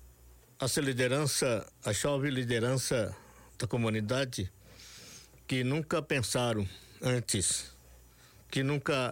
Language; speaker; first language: Portuguese; non-native, local second language; Yanomámi